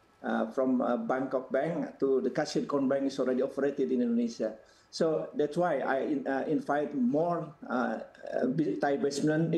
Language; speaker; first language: English; non-native, fluent; Indonesian